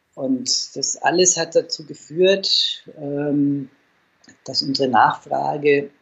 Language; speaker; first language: German; native; German